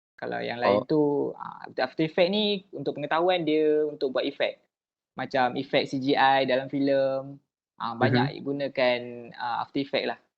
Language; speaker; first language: Malay; native; Malay